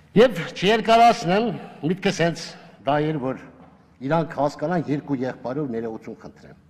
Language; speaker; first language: Armenian; native; Armenian